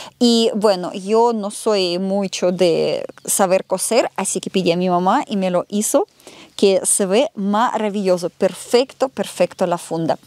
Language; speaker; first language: Spanish; non-native, fluent; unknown